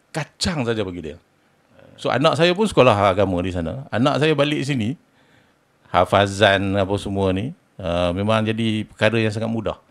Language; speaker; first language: Malay; native; Malay